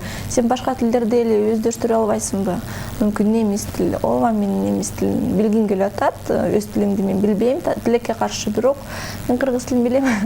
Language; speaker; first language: Kyrgyz; non-native, local second language; Russian